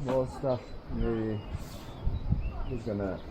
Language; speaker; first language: English; non-native, learner; Tibetan